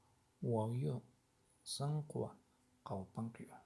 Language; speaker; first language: Chinese; non-native, learner; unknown